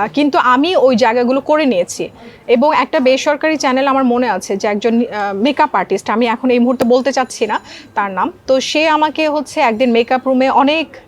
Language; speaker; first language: Bangla; non-native, local second language; Marma